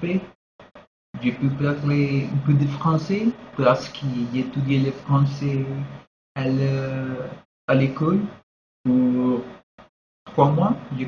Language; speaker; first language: French; non-native, learner; Spanish